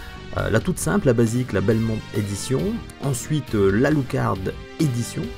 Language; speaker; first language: French; native; French